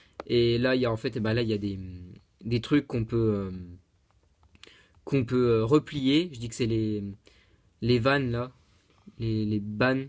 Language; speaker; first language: French; native; French